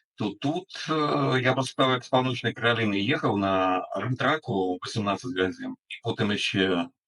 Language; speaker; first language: Belarusian; non-native, local second language; Russian